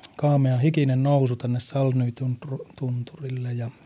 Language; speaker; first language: Finnish; native; Finnish